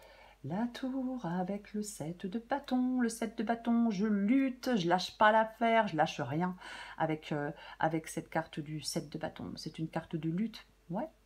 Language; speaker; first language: French; native; French